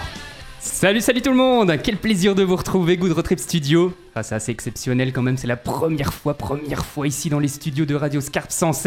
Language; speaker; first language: French; native; French